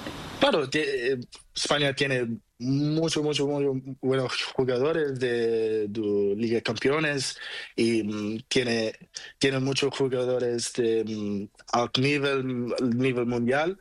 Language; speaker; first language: Spanish; non-native, learner; Portuguese